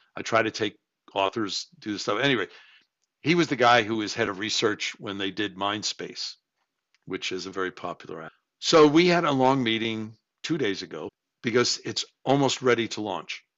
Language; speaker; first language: English; native; English